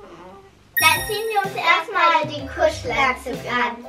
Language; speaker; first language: German; native; German